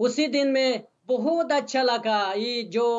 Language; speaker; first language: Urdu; non-native, learner; Persian